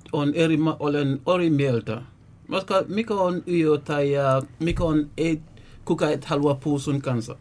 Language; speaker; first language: Finnish; non-native, learner; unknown